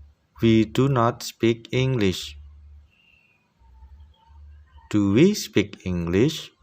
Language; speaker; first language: English; non-native, fluent; Indonesian